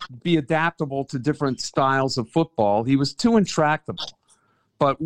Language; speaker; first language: English; native; English